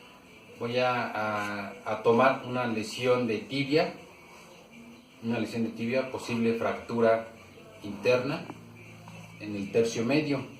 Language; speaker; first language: Spanish; native; Spanish